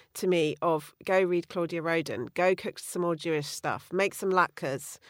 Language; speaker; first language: English; native; English